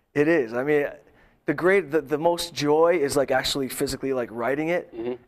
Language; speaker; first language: English; native; English